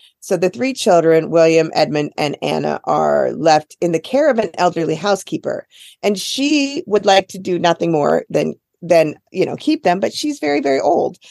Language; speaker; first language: English; native; English